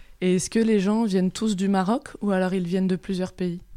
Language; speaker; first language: French; native; French